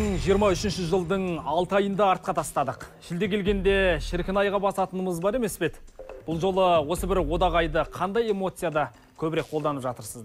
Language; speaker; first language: Kazakh; native; Kazakh